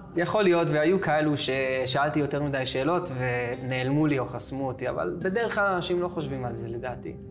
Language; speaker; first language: Hebrew; native; Hebrew